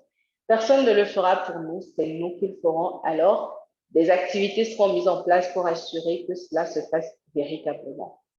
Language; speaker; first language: French; native; French